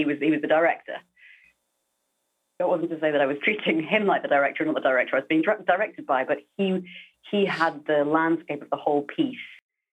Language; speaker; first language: English; native; English